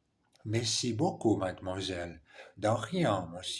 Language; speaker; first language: French; non-native, learner; Portuguese